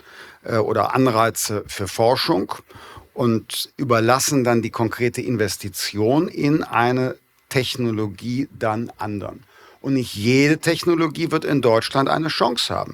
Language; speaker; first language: German; native; German